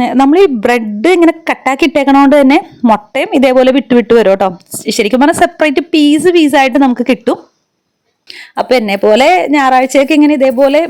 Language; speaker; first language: Malayalam; native; Malayalam